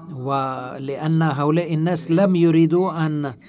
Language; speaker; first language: Arabic; non-native, fluent; Turkish